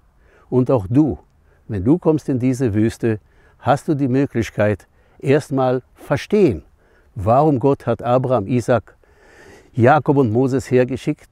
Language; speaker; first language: German; non-native, fluent; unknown